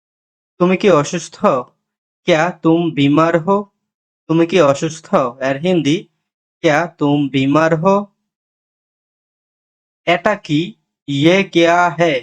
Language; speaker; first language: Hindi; non-native, learner; Bangla